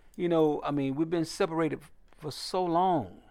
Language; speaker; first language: English; native; English